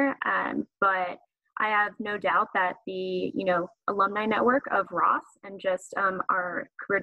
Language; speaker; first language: English; native; English